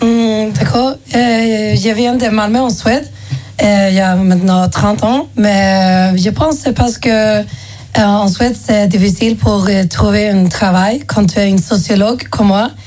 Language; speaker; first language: French; non-native, learner; Swedish